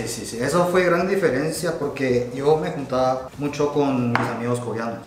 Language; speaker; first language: Spanish; early bilingual, other home language; Korean